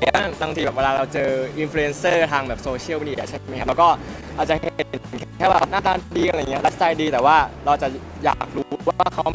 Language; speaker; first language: Thai; native; Thai